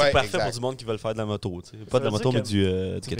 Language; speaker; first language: French; native; French